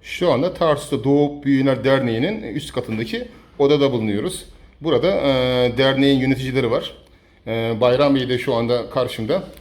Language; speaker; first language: Turkish; native; Turkish